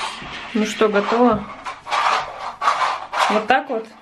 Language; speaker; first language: Russian; native; Russian